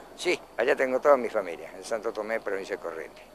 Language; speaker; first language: Spanish; native; Spanish